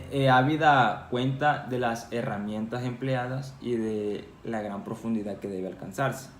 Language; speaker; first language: Spanish; native; Spanish